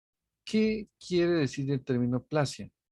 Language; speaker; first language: Spanish; native; Spanish